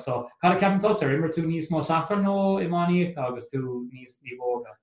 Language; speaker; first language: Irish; non-native, local second language; English